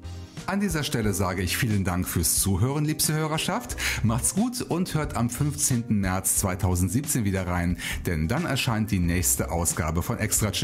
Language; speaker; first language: German; native; German